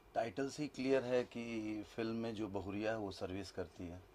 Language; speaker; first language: Hindi; native; Hindi